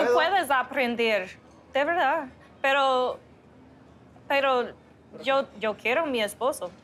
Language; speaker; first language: Spanish; non-native, learner; English